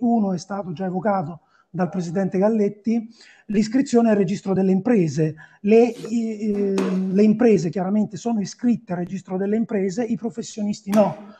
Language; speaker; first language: Italian; native; Italian